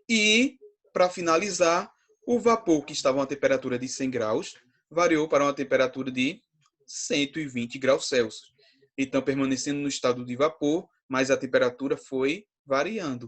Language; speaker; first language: Portuguese; native; Portuguese